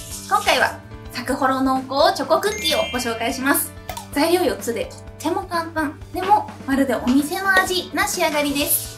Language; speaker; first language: Japanese; native; Japanese